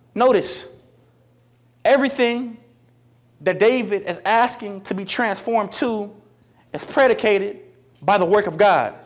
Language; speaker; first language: English; native; English